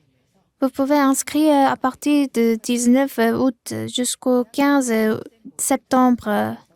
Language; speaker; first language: French; non-native, learner; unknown